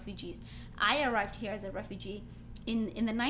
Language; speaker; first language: English; native; English